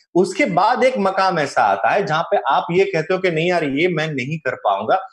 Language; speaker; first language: Hindi; non-native, local second language; Gujarati